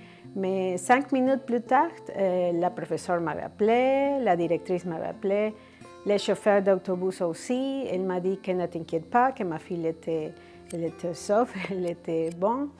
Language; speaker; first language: French; non-native, fluent; Spanish